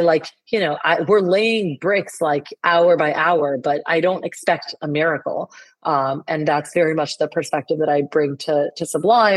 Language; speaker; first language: English; non-native, fluent; Spanish